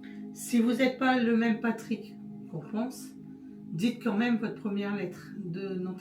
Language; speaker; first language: French; native; French